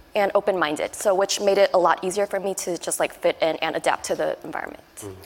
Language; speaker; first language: English; non-native, fluent; Chinese